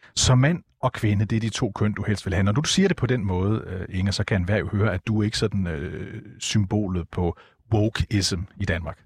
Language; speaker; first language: Danish; native; Danish